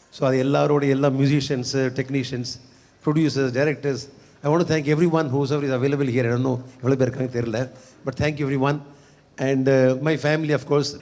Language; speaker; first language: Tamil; native; Tamil